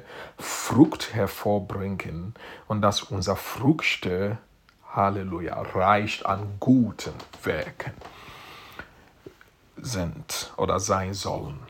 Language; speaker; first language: German; non-native, fluent; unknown